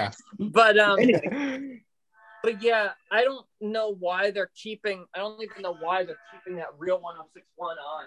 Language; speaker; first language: English; native; English